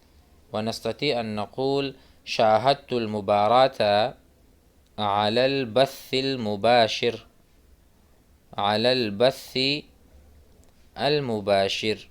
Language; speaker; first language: Arabic; non-native, fluent; Urdu